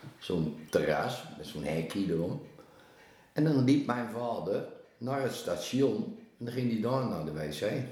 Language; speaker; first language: Dutch; native; Dutch